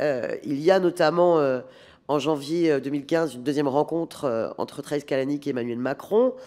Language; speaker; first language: French; native; French